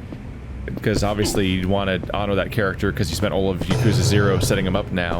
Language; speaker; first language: English; native; English